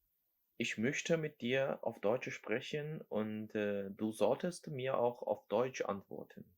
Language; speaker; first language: German; non-native, learner; Chinese